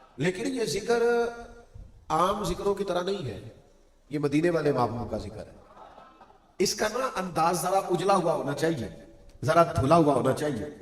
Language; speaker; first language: Urdu; non-native, local second language; Punjabi